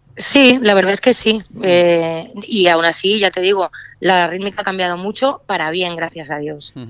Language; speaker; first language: Spanish; native; Spanish